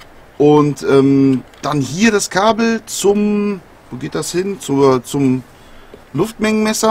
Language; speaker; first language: German; native; German